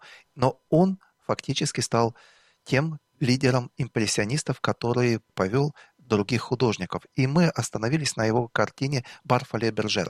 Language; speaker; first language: Russian; native; Russian